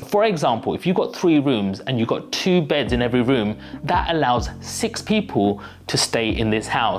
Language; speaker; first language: English; native; English